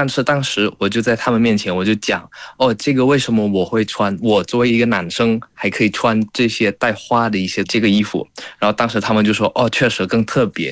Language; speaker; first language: Chinese; non-native, fluent; Indonesian